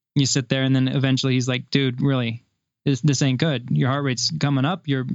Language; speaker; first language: English; native; English